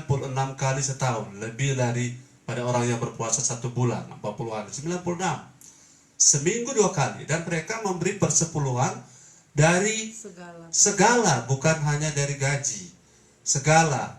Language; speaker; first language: Indonesian; native; Indonesian